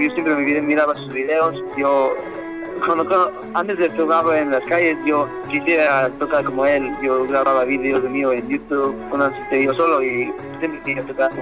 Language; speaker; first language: Spanish; early bilingual, heritage; Spanish